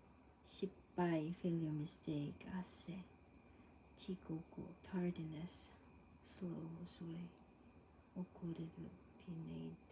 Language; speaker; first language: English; non-native, local second language; Filipino